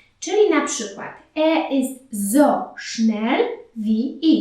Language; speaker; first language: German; non-native, fluent; Polish